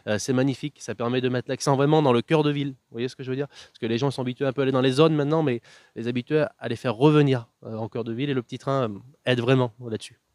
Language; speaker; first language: French; native; French